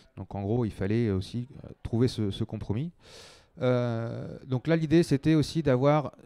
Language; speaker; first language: French; native; French